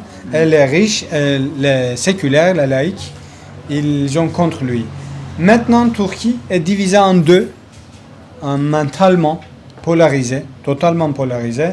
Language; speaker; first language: French; non-native, learner; Kurdish